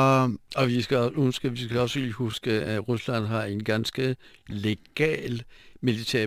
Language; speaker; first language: Danish; non-native, fluent; Polish